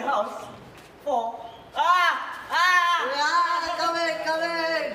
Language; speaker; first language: English; non-native, learner; Malay